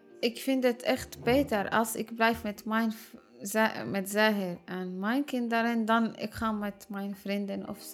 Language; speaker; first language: Dutch; non-native, learner; Arabic